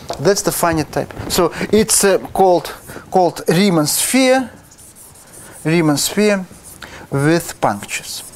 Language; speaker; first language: English; non-native, fluent; Russian